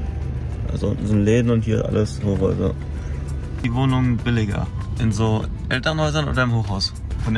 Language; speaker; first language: German; native; German